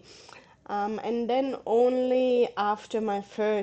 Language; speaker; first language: English; non-native, fluent; German